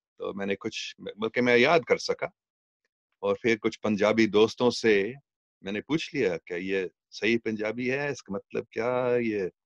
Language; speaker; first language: Urdu; non-native, local second language; English